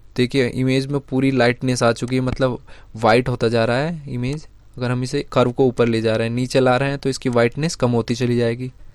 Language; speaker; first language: Hindi; native; Hindi